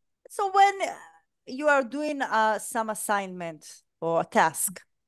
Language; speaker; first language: English; non-native, fluent; Hebrew